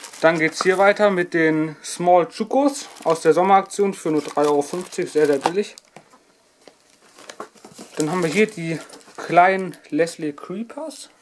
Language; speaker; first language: German; native; German